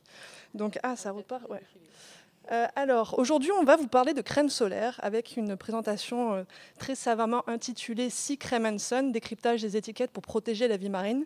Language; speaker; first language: French; native; French